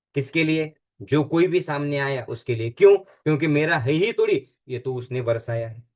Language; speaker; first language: Hindi; non-native, local second language; Marathi